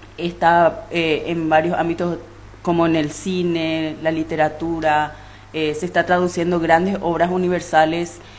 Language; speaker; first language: Spanish; non-native, local second language; Guarani